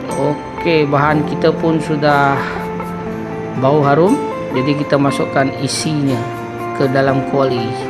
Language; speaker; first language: Malay; non-native, local second language; Iban